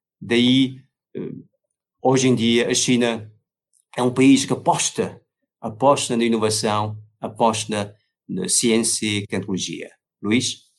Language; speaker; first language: Portuguese; non-native, fluent; Chinese